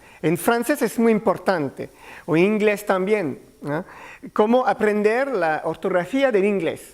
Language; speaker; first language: Spanish; non-native, learner; French